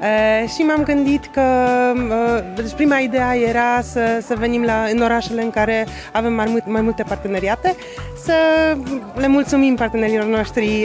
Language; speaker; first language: Romanian; non-native, fluent; Polish